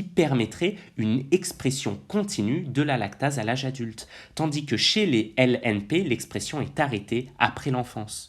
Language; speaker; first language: French; native; French